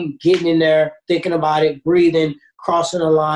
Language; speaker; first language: English; native; English